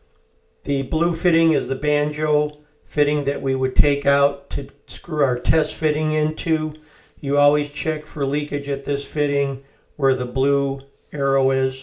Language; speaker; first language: English; native; English